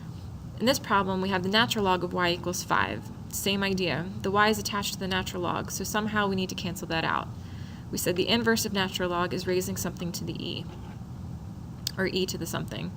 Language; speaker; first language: English; native; English